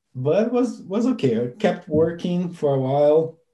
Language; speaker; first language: English; non-native, fluent; Portuguese